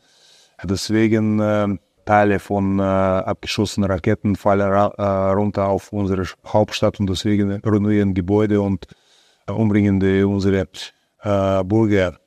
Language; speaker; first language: German; non-native, fluent; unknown